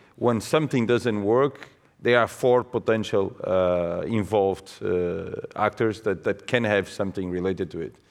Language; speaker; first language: English; non-native, fluent; Portuguese